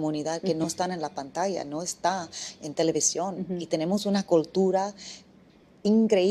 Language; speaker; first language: Spanish; non-native, fluent; English